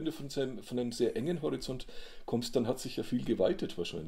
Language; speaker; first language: German; native; German